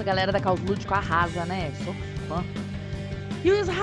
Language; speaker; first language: Portuguese; native; Portuguese